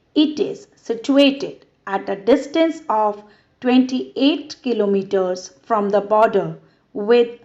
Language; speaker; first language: English; non-native, local second language; Punjabi